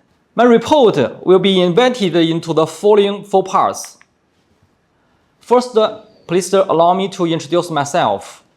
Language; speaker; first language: English; non-native, fluent; Chinese